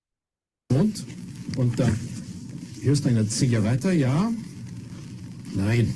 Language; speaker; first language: German; non-native, fluent; English